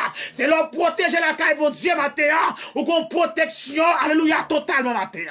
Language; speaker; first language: French; non-native, learner; Haitian Creole